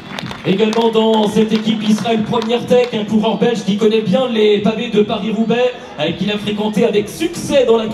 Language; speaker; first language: French; native; French